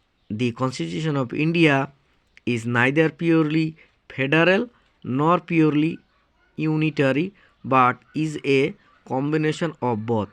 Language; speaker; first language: English; non-native, local second language; Bangla